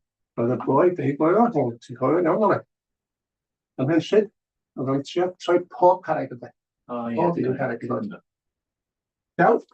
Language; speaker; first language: Welsh; native; Welsh